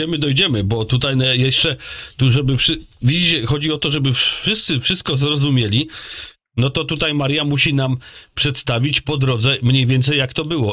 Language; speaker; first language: Polish; native; Polish